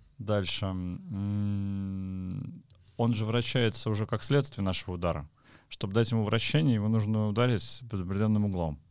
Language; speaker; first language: Russian; native; Russian